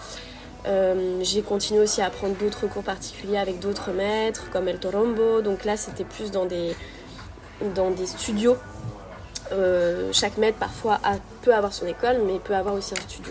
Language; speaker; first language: French; native; French